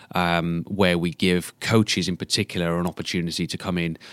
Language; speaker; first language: English; native; English